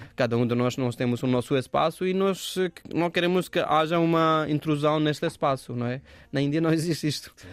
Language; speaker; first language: Portuguese; non-native, fluent; Hindi